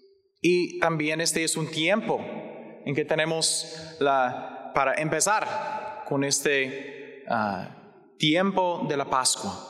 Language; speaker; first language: Spanish; non-native, learner; English